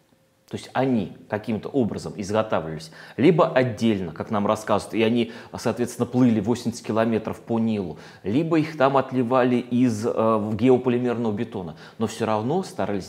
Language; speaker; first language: Russian; native; Russian